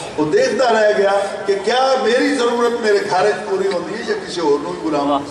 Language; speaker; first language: Urdu; non-native, local second language; Saraiki